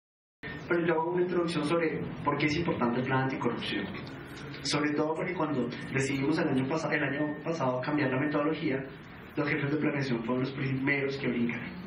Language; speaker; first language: Spanish; native; Spanish